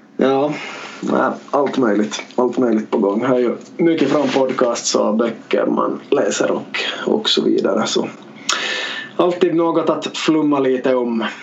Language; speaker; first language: Swedish; native; Swedish